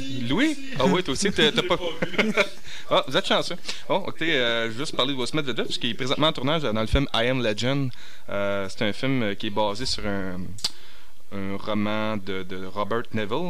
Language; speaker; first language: French; native; French